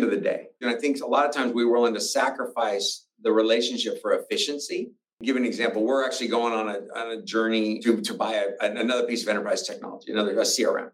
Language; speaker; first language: English; native; English